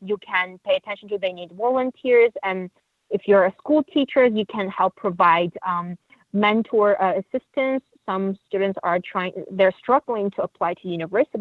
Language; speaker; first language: English; non-native, fluent; Uyghur